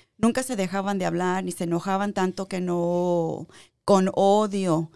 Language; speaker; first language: Spanish; early bilingual, heritage; Spanish